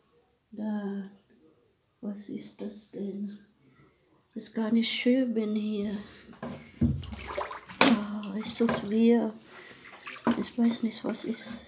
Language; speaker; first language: German; non-native, learner; Filipino